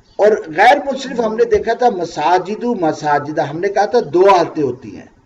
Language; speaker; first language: Urdu; native; Urdu